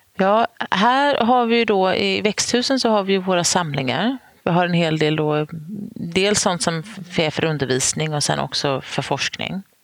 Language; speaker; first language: Swedish; native; Swedish